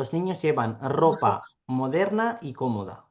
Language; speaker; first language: Spanish; non-native, fluent; Urdu